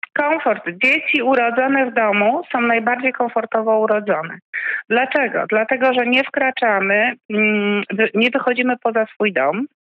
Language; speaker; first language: Polish; native; Polish